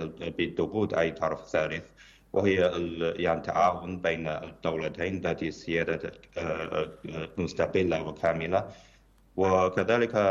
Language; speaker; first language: Arabic; non-native, fluent; Chinese